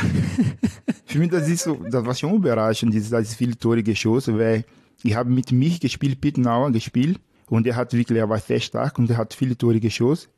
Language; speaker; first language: German; non-native, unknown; Portuguese